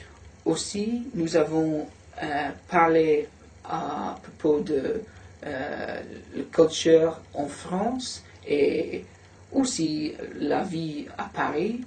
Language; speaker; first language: French; non-native, learner; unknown